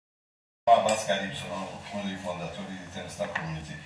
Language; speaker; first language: Italian; non-native, fluent; Persian